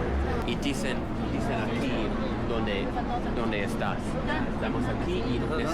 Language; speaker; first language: Spanish; non-native, learner; English